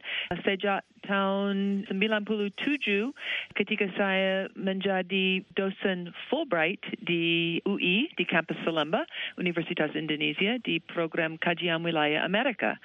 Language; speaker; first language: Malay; non-native, fluent; English